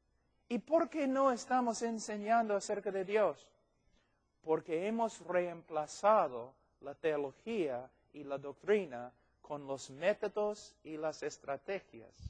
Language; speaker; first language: Spanish; non-native, fluent; English